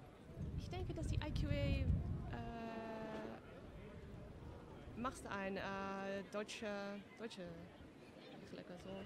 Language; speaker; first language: German; non-native, learner; Dutch